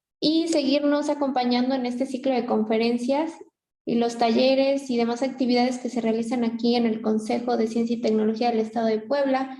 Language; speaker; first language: Spanish; native; Spanish